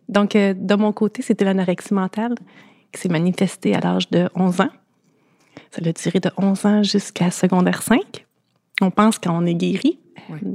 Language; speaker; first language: French; native; French